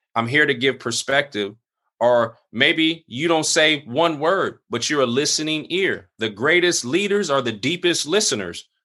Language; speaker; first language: English; native; English